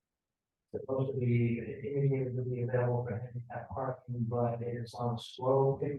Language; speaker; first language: English; native; English